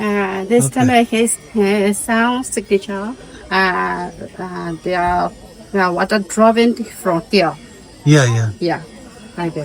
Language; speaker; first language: English; non-native, learner; Burmese